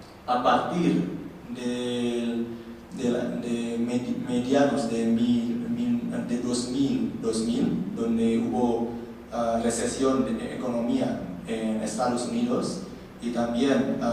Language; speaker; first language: Spanish; non-native, learner; Indonesian